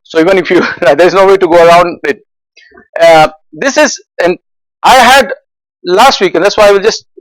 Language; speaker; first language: English; non-native, fluent; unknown